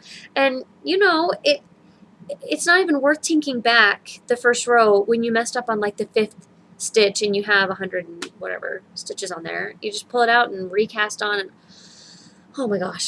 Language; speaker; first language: English; native; English